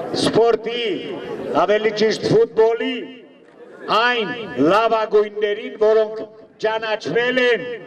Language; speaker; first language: Armenian; native; Armenian